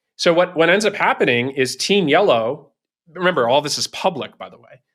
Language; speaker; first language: English; native; English